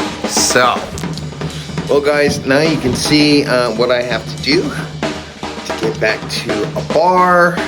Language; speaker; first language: English; native; English